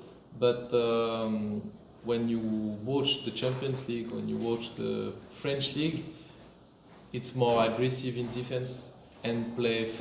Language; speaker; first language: English; non-native, fluent; French